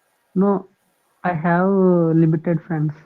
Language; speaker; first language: English; non-native, learner; Telugu